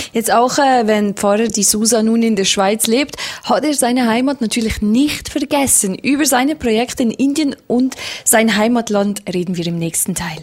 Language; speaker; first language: German; native; German